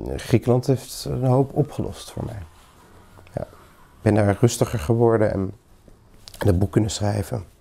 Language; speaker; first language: Dutch; early bilingual, other home language; Greek